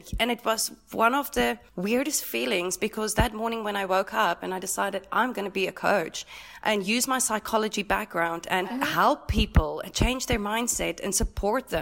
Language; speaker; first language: English; non-native, local second language; Afrikaans